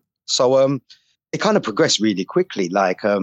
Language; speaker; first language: English; native; English